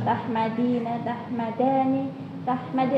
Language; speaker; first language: Arabic; non-native, learner; Indonesian